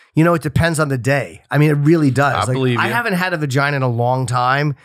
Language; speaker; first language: English; native; English